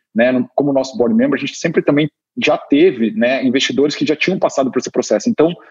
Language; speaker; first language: Portuguese; native; Portuguese